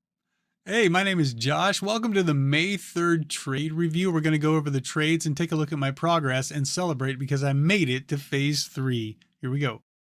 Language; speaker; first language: English; native; English